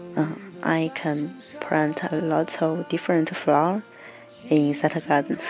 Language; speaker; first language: English; non-native, learner; Chinese